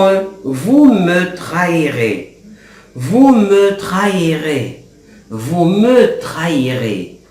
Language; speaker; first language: French; non-native, fluent; Arabic